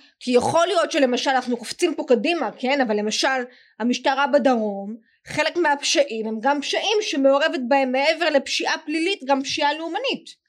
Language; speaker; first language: Hebrew; native; Hebrew